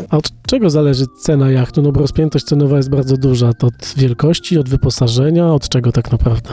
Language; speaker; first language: Polish; native; Polish